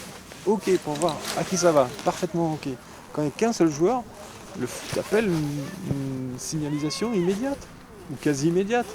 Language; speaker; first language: French; native; French